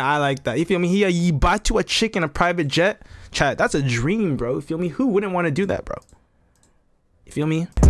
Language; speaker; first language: English; native; English